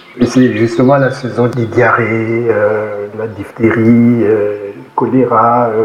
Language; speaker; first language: French; non-native, local second language; Kongo